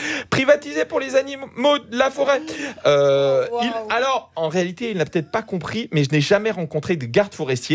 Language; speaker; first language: French; native; French